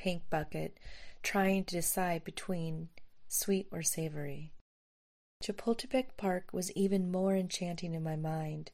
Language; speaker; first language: English; native; English